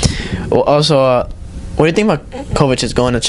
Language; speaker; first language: English; native; English